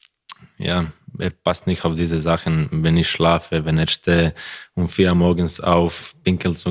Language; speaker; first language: German; non-native, learner; Croatian